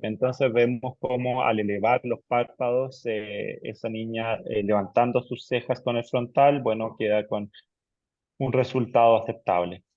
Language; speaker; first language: Spanish; native; Spanish